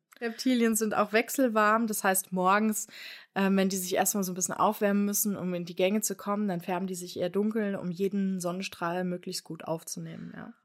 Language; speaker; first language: German; native; German